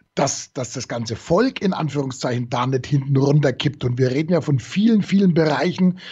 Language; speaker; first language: German; native; German